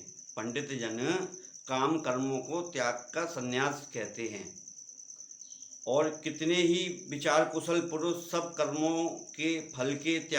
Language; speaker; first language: Hindi; native; Hindi